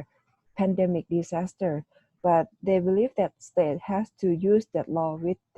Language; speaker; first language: English; non-native, learner; Thai